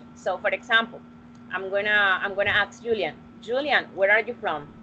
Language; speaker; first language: English; non-native, fluent; Spanish